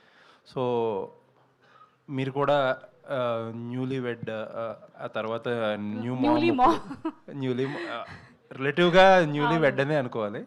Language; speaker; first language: Telugu; native; Telugu